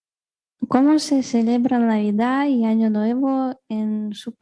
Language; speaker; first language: Spanish; non-native, fluent; Russian